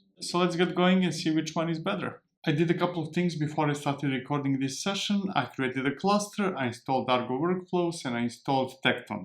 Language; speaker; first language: English; non-native, fluent; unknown